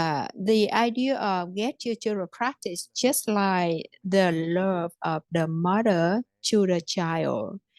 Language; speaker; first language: English; non-native, fluent; Vietnamese